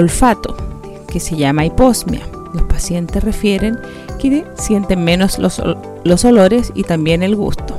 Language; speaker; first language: Spanish; native; Spanish